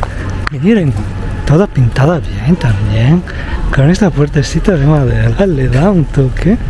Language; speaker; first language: Spanish; non-native, fluent; Italian